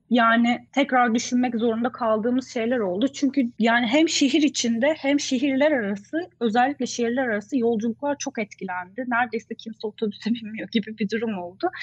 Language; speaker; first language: Turkish; native; Turkish